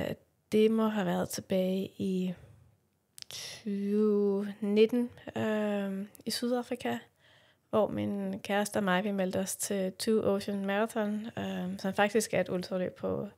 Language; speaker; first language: Danish; native; Danish